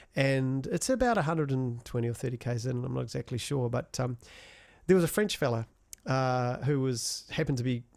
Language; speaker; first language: English; native; English